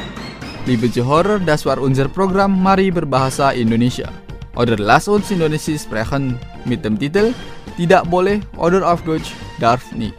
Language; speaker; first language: German; non-native, fluent; Indonesian